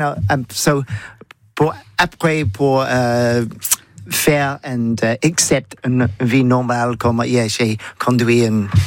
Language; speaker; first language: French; non-native, learner; English